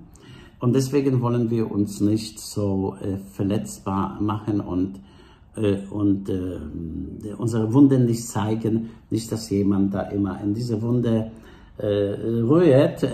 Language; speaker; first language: German; non-native, fluent; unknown